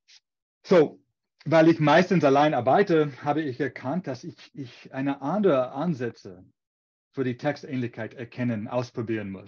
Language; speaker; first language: German; non-native, fluent; English